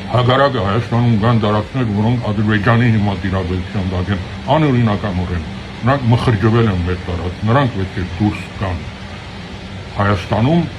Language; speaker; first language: Armenian; early bilingual, heritage; Armenian